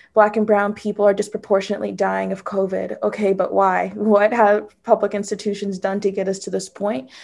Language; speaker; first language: English; native; English